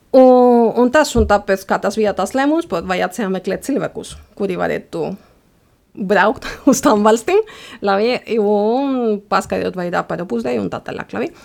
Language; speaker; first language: Latvian; non-native, fluent; Spanish